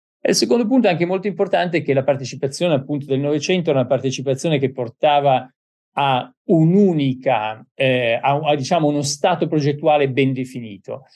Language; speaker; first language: Italian; native; Italian